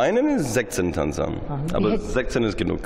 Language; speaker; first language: German; non-native, fluent; English